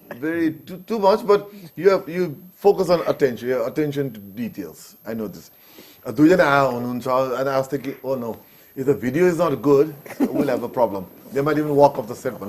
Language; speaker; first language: English; non-native, local second language; Nepali